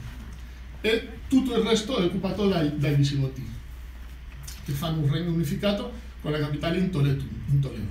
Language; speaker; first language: Italian; non-native, fluent; Catalan